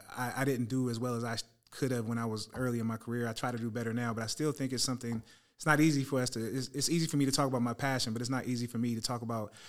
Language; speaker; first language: English; native; English